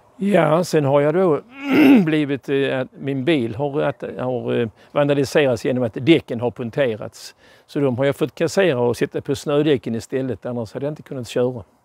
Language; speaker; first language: Swedish; native; Swedish